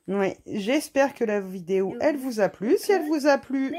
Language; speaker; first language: French; native; French